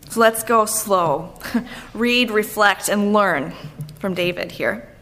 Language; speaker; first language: English; native; English